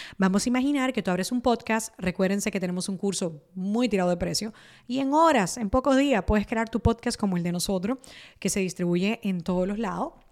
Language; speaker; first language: Spanish; early bilingual, other home language; Italian